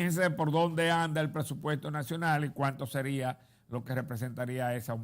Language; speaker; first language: Spanish; native; Spanish